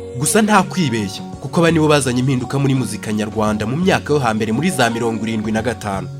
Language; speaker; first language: Kinyarwanda; native; Kinyarwanda